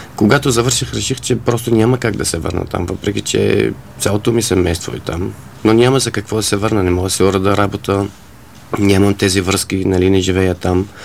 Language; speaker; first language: Bulgarian; non-native, fluent; Arabic